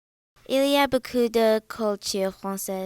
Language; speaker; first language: French; non-native, local second language; English